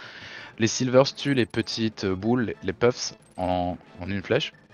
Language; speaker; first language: French; native; French